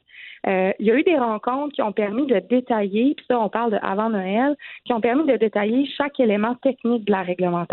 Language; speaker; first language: French; native; French